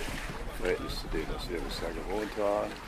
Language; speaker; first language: German; native; German